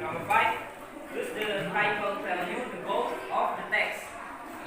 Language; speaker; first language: English; non-native, learner; Indonesian